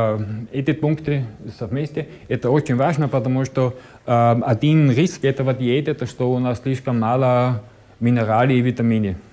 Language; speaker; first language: Russian; non-native, learner; German